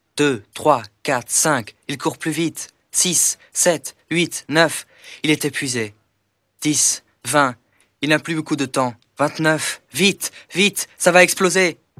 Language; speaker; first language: French; native; French